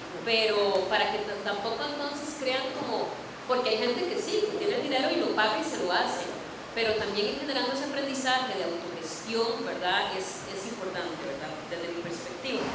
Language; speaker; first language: Spanish; native; Spanish